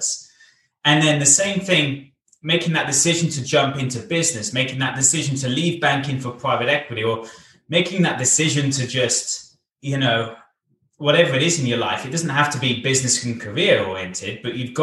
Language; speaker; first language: English; native; English